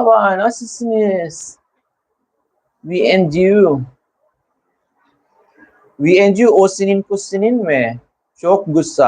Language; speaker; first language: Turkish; non-native, learner; Filipino